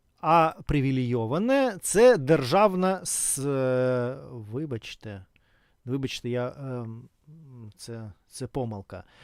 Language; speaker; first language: Ukrainian; non-native, local second language; Russian